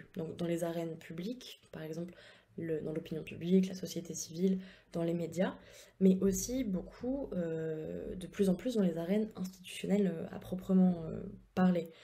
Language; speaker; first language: French; native; French